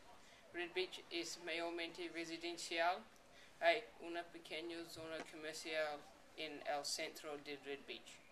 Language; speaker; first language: Spanish; non-native, learner; English